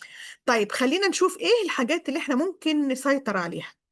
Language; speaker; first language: Arabic; native; Arabic